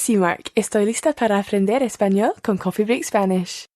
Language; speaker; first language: Spanish; non-native, learner; English